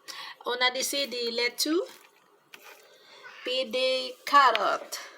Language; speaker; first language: French; non-native, learner; Filipino